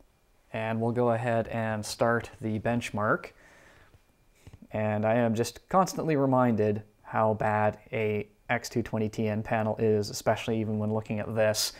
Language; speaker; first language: English; native; English